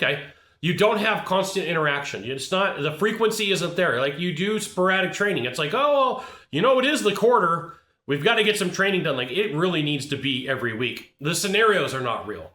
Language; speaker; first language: English; native; English